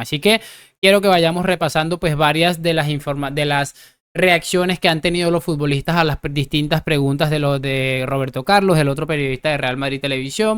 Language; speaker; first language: Spanish; native; Spanish